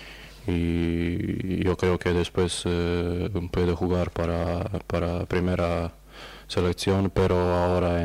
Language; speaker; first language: Spanish; non-native, learner; Croatian